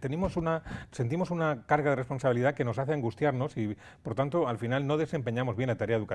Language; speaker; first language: Spanish; native; Spanish